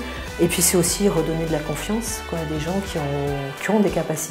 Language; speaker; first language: French; native; French